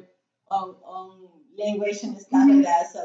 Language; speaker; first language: English; non-native, fluent; Spanish